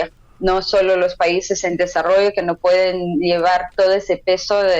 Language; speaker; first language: Spanish; non-native, fluent; Portuguese